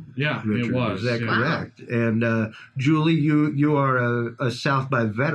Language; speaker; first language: English; native; English